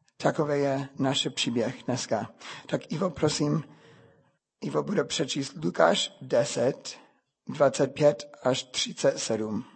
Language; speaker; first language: Czech; non-native, fluent; English